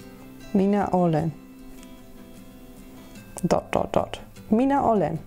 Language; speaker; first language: Finnish; non-native, learner; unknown